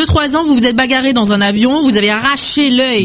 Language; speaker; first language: French; native; French